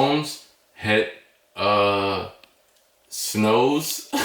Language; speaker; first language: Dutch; non-native, learner; English